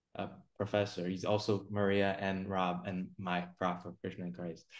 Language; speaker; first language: English; native; English